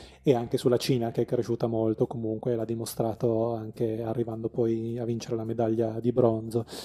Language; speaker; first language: Italian; native; Italian